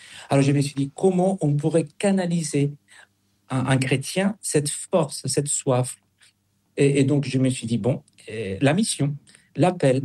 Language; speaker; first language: French; non-native, fluent; Spanish